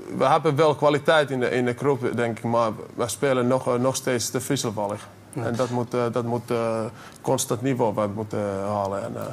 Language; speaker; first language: Dutch; non-native, fluent; Finnish